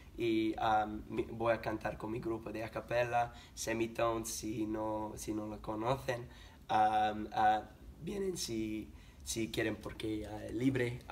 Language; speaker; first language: Spanish; non-native, learner; English